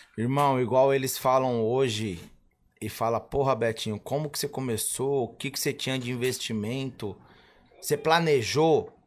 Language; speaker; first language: Portuguese; native; Portuguese